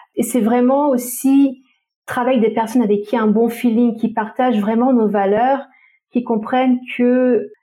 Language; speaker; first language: French; native; French